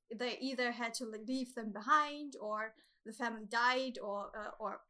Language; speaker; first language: English; non-native, fluent; German